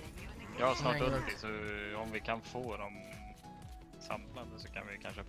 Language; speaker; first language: Swedish; native; Swedish